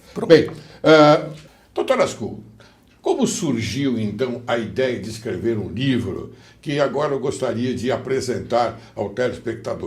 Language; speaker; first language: Portuguese; native; Portuguese